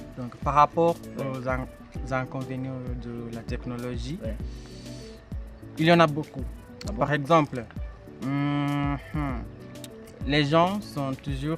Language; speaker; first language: French; non-native, learner; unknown